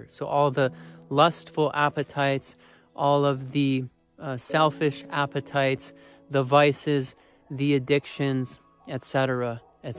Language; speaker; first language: English; native; English